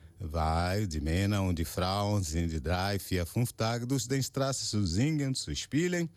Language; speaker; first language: German; non-native, learner; Portuguese